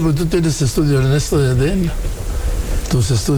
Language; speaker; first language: Spanish; native; Spanish